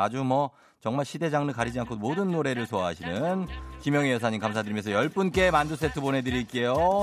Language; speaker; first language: Korean; native; Korean